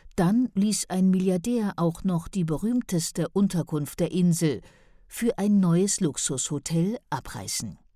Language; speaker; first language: German; native; German